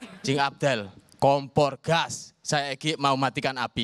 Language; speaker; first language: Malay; non-native, local second language; Javanese